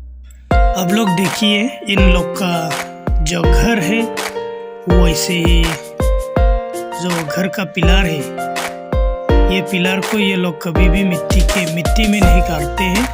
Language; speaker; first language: Hindi; non-native, local second language; Bodo